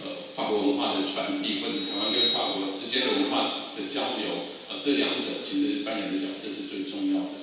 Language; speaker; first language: Chinese; native; Chinese